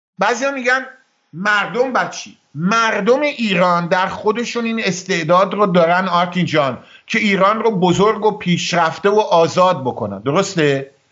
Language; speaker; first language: Persian; native; Persian